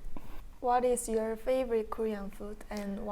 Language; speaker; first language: English; non-native, fluent; Korean